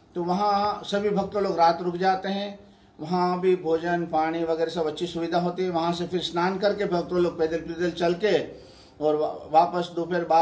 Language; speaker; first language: Hindi; non-native, local second language; Gujarati